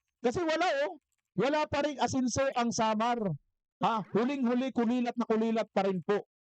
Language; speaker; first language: Filipino; non-native, local second language; Waray